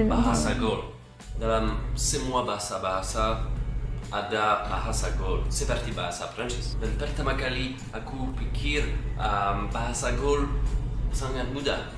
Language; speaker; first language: Indonesian; non-native, learner; French